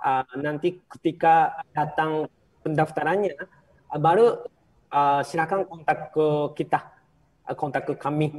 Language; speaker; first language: Indonesian; non-native, fluent; Japanese